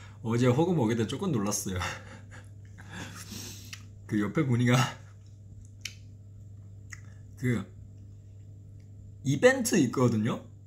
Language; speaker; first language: Korean; non-native, fluent; Chinese